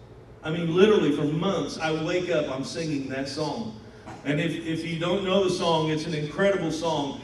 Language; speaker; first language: English; native; English